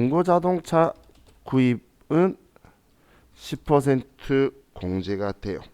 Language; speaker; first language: Korean; native; Korean